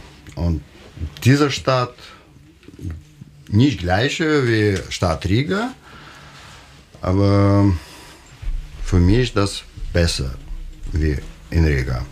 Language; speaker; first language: German; non-native, learner; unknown